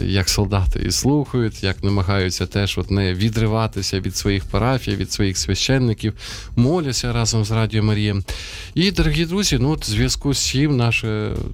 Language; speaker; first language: Ukrainian; native; Ukrainian